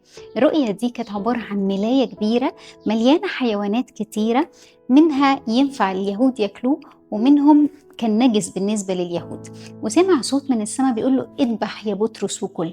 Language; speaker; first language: Arabic; native; Arabic